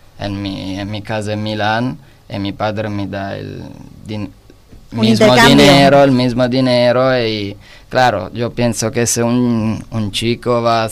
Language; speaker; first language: Spanish; non-native, learner; Italian